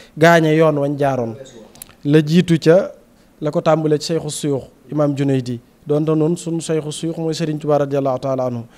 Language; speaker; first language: Wolof; native; Wolof